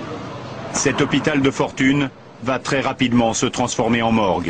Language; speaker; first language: French; native; French